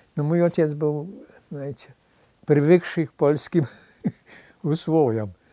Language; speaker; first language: Russian; non-native, fluent; Polish